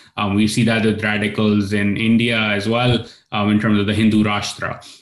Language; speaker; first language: English; non-native, local second language; Urdu